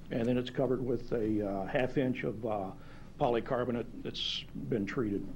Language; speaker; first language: English; native; English